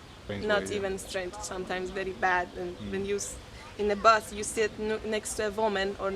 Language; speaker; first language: English; non-native, fluent; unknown